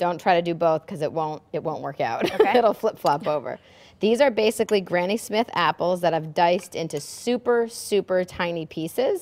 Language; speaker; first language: English; native; English